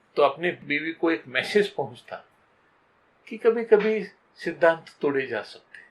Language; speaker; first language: Hindi; non-native, local second language; Marathi